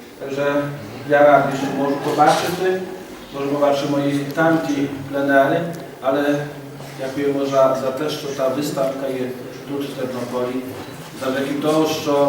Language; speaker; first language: Polish; non-native, learner; Ukrainian